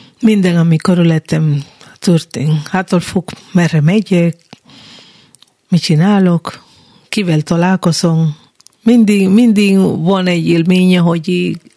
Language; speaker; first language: Hungarian; non-native, learner; Spanish